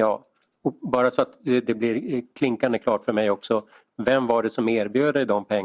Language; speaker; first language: Swedish; native; Swedish